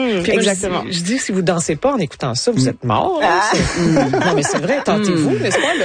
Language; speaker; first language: French; native; French